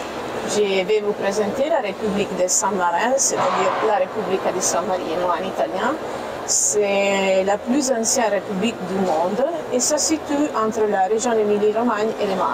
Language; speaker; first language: French; non-native, fluent; Italian